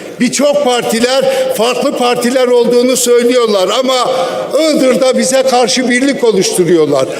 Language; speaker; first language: Turkish; non-native, local second language; Kurdish